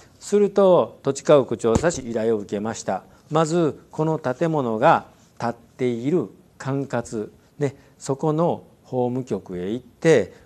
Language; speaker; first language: Japanese; native; Japanese